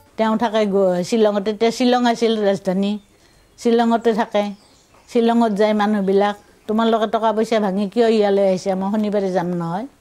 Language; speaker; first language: Assamese; native; Assamese